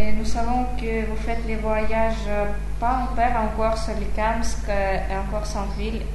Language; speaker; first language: French; non-native, learner; Russian